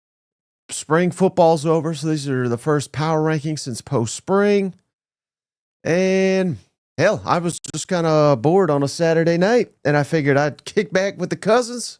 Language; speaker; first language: English; native; English